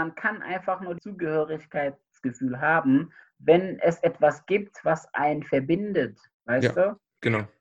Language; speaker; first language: German; non-native, fluent; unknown